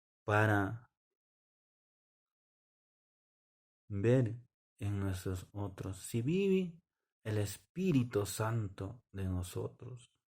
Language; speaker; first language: Spanish; non-native, local second language; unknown